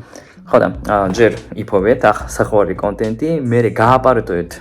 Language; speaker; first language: Georgian; non-native, fluent; Japanese